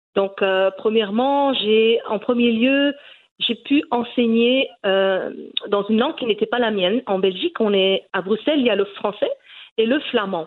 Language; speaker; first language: French; early bilingual, other home language; Riffian